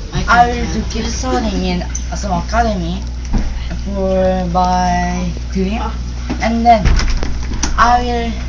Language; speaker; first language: English; non-native, learner; Korean